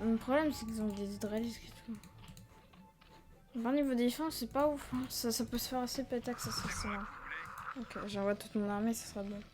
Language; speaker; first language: French; native; French